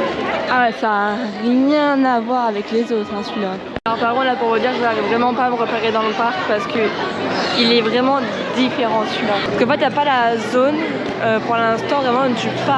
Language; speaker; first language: French; native; French